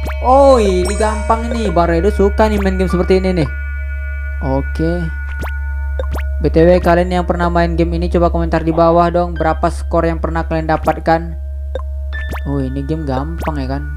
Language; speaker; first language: Indonesian; native; Indonesian